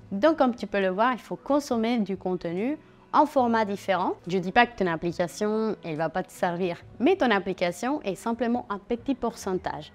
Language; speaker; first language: French; non-native, fluent; Spanish